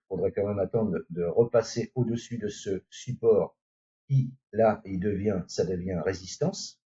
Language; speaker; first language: French; native; French